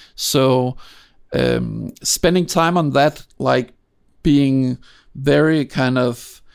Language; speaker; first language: English; non-native, fluent; Danish